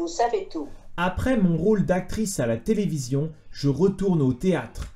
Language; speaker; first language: French; native; French